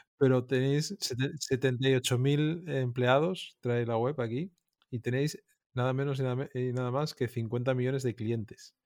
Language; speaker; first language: Spanish; native; Spanish